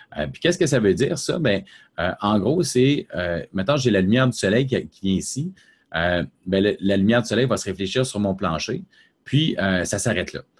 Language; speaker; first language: French; native; French